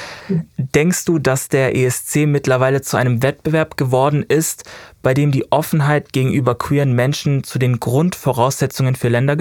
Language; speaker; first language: German; native; German